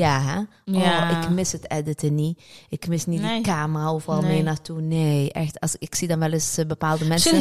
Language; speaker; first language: Dutch; early bilingual, other home language; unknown